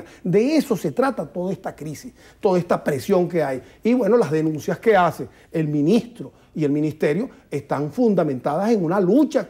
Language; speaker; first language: Spanish; native; Spanish